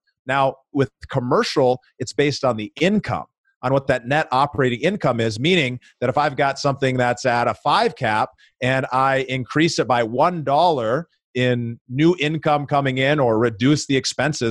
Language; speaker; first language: English; native; English